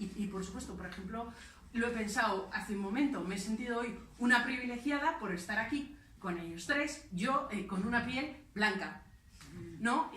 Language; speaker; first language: Spanish; early bilingual, other home language; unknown